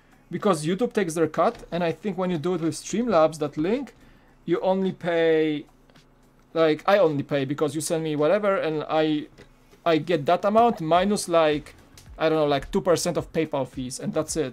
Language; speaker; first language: English; non-native, fluent; Polish